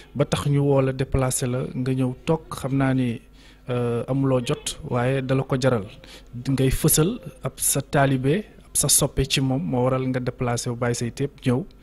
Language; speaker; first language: Wolof; native; Wolof